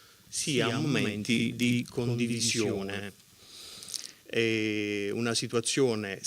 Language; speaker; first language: Italian; native; Italian